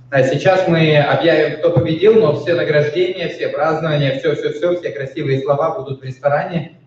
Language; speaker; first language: Russian; native; Russian